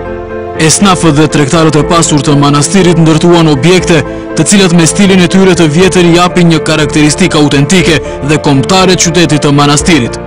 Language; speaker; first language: Albanian; native; Albanian